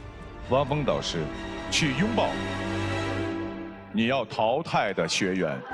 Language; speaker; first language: Chinese; native; Chinese